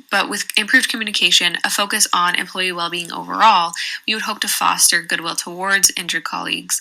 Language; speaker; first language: English; native; English